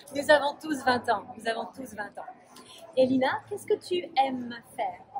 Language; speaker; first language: French; native; French